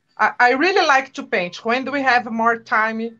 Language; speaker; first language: English; non-native, learner; Portuguese